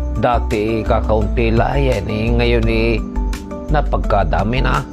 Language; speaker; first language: Filipino; native; Filipino